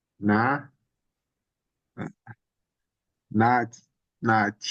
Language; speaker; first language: Chinese; non-native, learner; Indonesian